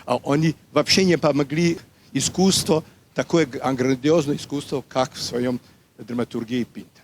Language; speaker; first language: Russian; non-native, learner; Serbian